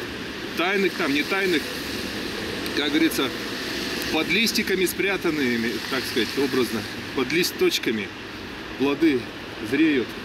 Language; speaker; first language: Russian; native; Russian